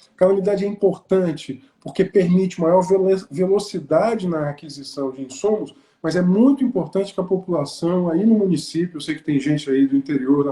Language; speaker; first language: Portuguese; native; Portuguese